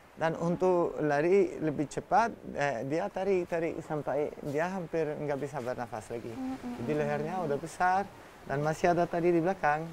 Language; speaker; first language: Indonesian; non-native, learner; Italian